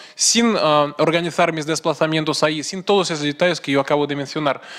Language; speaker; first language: Spanish; non-native, fluent; Russian